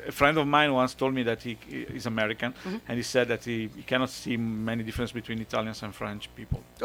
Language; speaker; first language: English; non-native, fluent; Italian